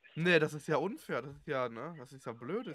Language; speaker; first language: German; native; German